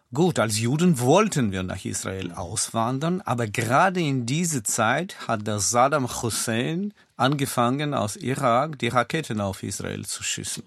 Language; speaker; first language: German; non-native, fluent; Russian